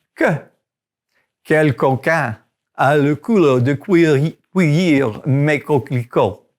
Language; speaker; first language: French; non-native, fluent; English